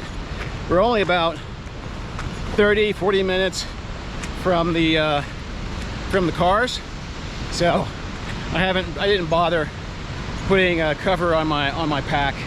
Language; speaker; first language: English; native; English